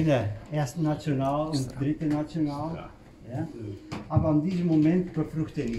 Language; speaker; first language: German; non-native, learner; Dutch